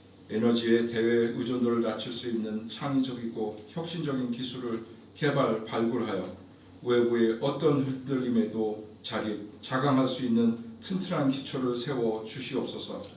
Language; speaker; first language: Korean; native; Korean